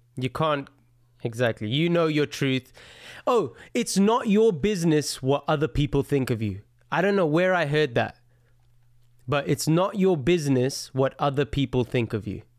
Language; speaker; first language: English; native; English